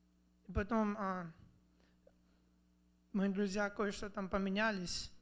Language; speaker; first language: Russian; early bilingual, other home language; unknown